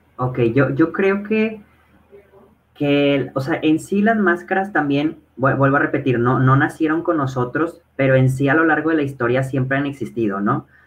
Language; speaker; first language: Spanish; native; Spanish